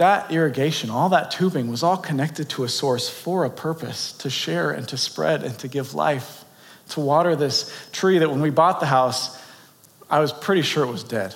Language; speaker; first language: English; native; English